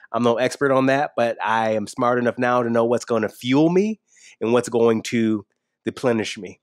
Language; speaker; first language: English; native; English